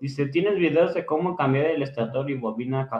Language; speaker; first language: Spanish; native; Spanish